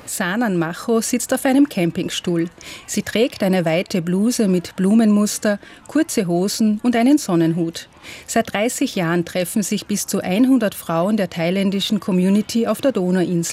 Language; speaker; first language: German; native; German